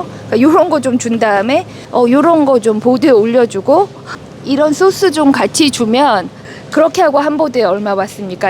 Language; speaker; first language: Korean; native; Korean